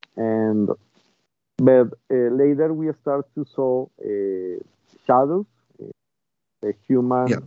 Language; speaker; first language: English; non-native, learner; Spanish